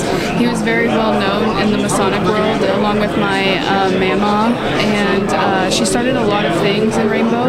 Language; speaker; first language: English; native; English